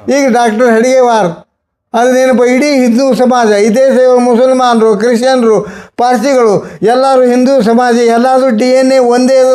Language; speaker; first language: Kannada; native; Kannada